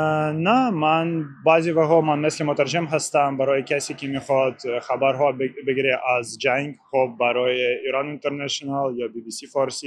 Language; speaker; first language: Persian; non-native, learner; Ukrainian